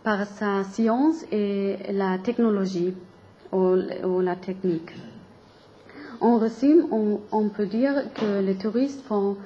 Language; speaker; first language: French; non-native, learner; German